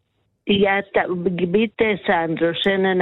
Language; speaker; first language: German; non-native, learner; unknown